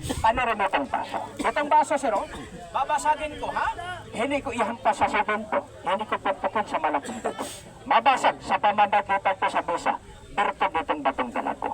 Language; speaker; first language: Filipino; non-native, local second language; Cebuano